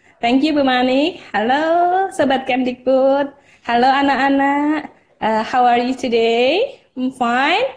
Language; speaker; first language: English; non-native, fluent; Indonesian